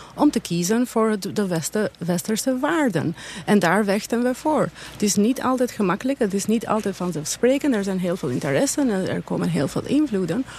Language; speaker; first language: Dutch; non-native, fluent; Albanian